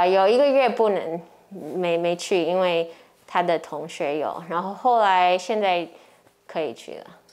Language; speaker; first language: Chinese; early bilingual, heritage; English